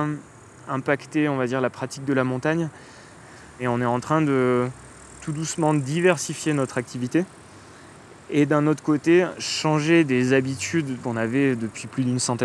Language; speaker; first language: French; native; French